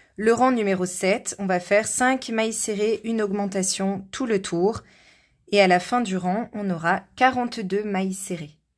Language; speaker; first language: French; native; French